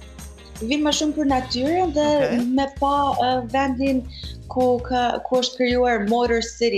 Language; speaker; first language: Albanian; early bilingual, heritage; Albanian